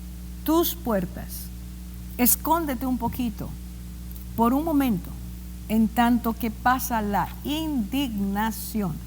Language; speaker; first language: Spanish; native; Spanish